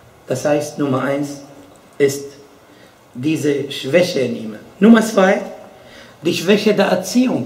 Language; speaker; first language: German; non-native, fluent; Arabic